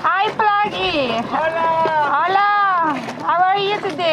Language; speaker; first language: English; non-native, learner; Spanish